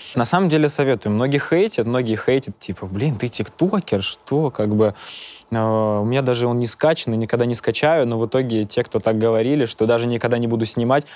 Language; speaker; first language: Russian; native; Russian